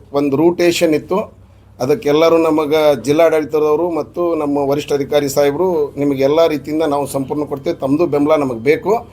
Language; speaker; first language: Kannada; non-native, local second language; Urdu